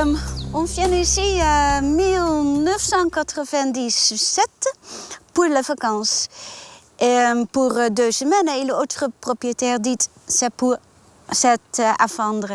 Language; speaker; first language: French; non-native, learner; Dutch